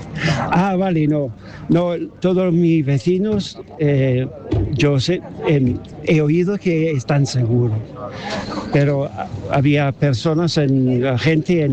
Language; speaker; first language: Spanish; non-native, fluent; English